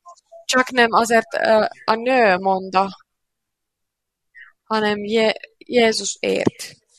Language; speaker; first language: Hungarian; non-native, learner; Finnish